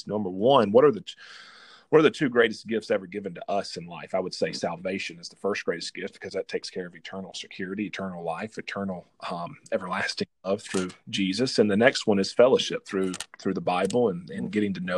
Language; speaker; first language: English; native; English